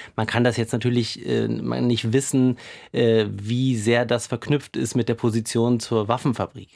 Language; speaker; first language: German; native; German